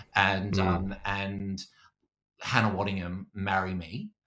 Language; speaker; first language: English; native; English